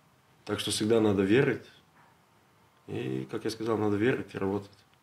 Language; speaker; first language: Russian; non-native, learner; Serbian